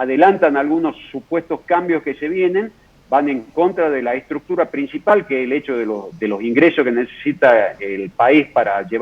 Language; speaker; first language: Spanish; native; Spanish